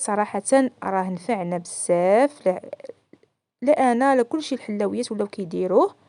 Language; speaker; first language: Arabic; native; Arabic